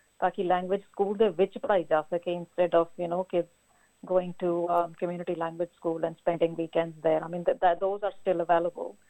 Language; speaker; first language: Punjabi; native; Punjabi